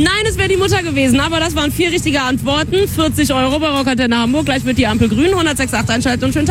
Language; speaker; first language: German; native; German